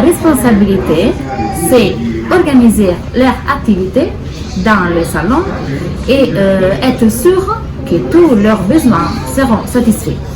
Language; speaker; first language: French; non-native, fluent; Italian